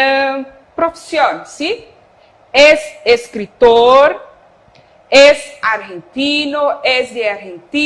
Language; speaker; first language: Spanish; non-native, fluent; Portuguese